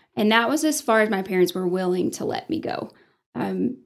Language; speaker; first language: English; native; English